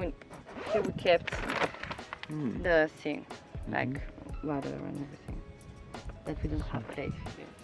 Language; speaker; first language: English; non-native, learner; French